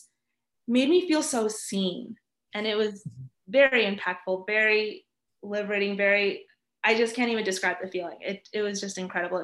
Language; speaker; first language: English; early bilingual, other home language; Spanish